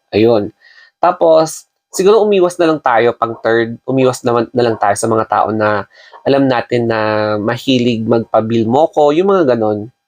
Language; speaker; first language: Filipino; non-native, local second language; Iloko